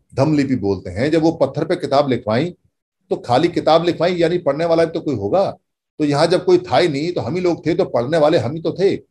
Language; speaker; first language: Hindi; native; Hindi